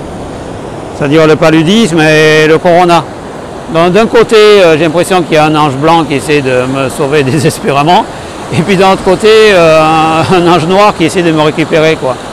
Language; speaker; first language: French; native; French